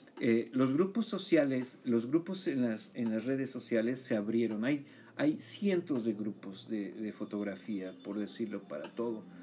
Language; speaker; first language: Spanish; native; Spanish